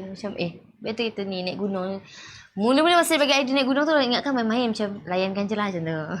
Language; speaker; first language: Malay; native; Malay